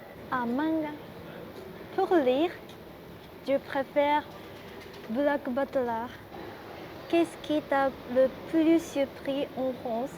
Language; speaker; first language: French; non-native, learner; Japanese